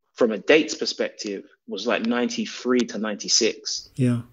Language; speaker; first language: English; native; English